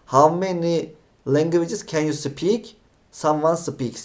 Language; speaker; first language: English; non-native, fluent; Turkish